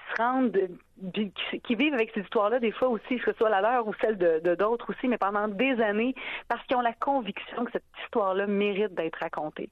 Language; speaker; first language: French; native; French